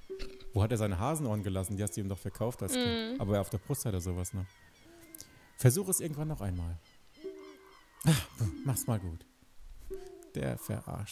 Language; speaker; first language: German; native; German